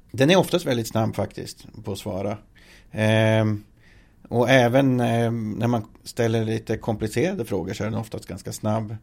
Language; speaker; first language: Swedish; native; Swedish